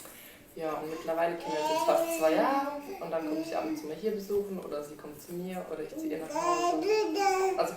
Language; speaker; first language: German; native; German